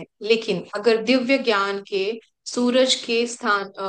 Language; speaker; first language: Hindi; native; Hindi